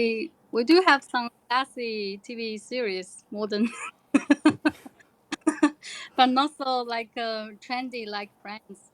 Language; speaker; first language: English; non-native, learner; Chinese